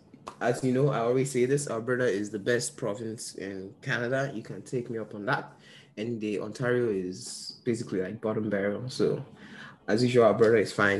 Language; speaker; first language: English; non-native, local second language; Yoruba